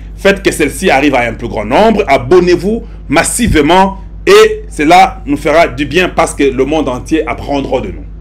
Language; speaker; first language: French; non-native, local second language; Lingala